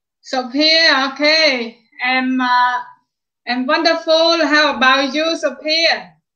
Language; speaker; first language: English; non-native, fluent; Khmer